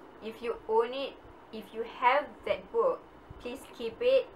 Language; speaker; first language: English; non-native, local second language; Malay